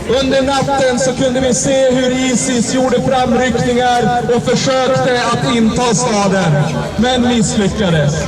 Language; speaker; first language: Swedish; native; Swedish